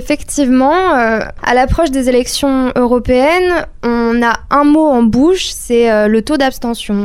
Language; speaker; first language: French; native; French